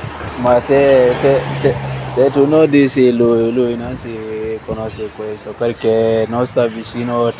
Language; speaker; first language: Italian; non-native, learner; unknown